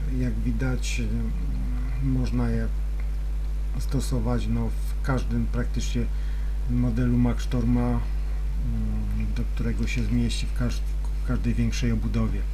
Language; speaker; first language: Polish; native; Polish